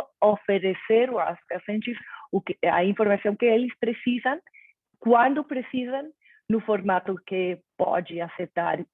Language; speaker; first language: Portuguese; non-native, fluent; Spanish